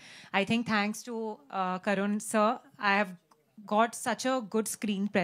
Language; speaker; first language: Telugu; non-native, learner; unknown